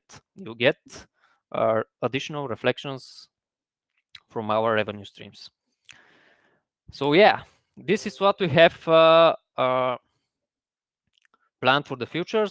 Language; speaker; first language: English; non-native, fluent; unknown